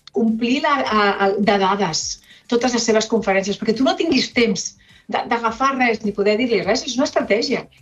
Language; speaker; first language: Catalan; non-native, local second language; Spanish